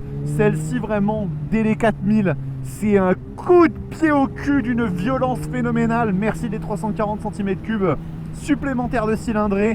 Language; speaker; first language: French; native; French